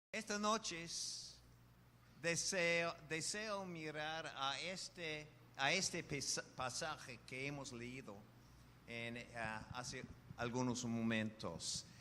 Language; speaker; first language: Spanish; non-native, fluent; English